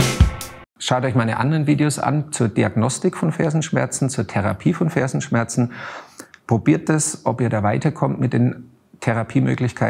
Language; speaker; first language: German; native; German